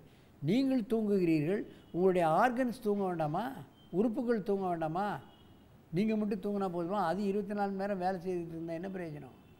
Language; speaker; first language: Tamil; native; Tamil